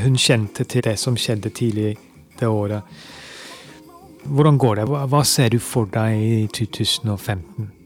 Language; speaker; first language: Norwegian; non-native, fluent; English